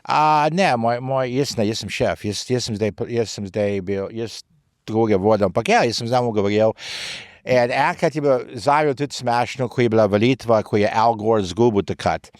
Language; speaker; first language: Slovenian; early bilingual, heritage; Slovenian